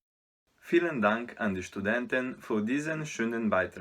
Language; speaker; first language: German; non-native, learner; Slovenian